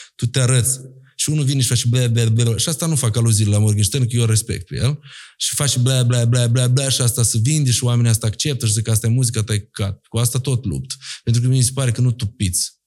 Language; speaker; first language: Romanian; native; Romanian